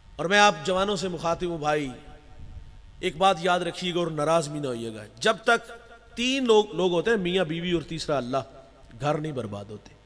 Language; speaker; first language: Urdu; non-native, local second language; Punjabi